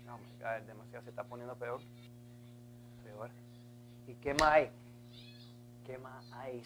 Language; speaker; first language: Spanish; early bilingual, heritage; Spanish